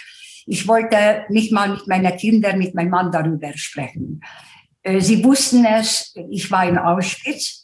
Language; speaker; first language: German; non-native, fluent; Hungarian